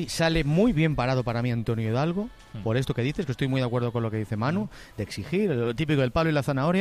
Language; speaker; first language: Spanish; native; Spanish